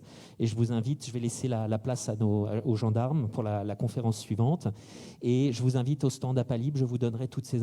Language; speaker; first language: French; native; French